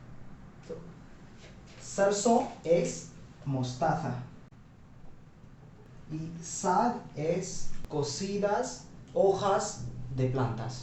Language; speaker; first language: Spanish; non-native, fluent; Hindi